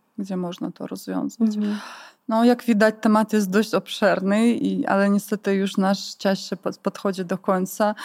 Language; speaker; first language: Polish; non-native, fluent; Ukrainian